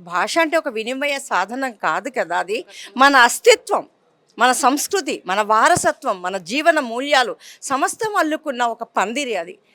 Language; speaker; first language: Telugu; native; Telugu